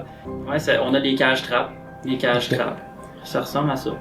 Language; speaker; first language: French; native; French